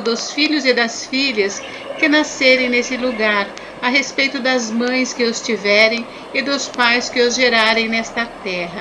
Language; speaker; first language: Portuguese; native; Portuguese